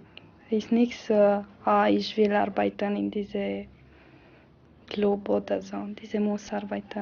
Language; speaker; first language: German; non-native, learner; Romanian